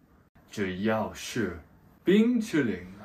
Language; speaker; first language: Chinese; non-native, learner; English